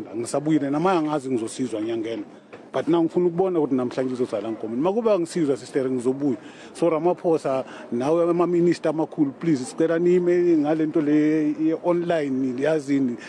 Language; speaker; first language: Zulu; native; Zulu